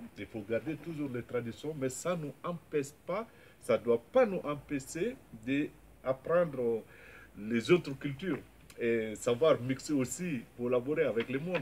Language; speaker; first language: French; non-native, local second language; Bambara